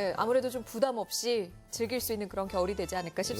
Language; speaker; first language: Korean; native; Korean